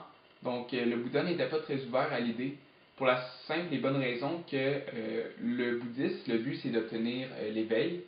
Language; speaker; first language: French; native; French